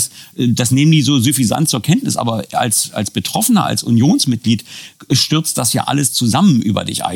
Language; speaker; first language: German; native; German